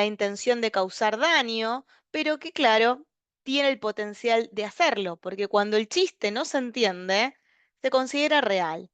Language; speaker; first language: Spanish; native; Spanish